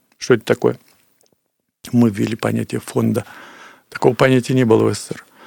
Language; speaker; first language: Russian; native; Russian